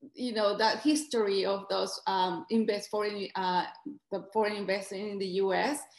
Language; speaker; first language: English; non-native, fluent; Spanish